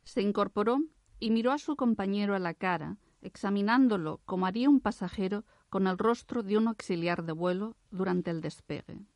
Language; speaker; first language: Spanish; non-native, local second language; Catalan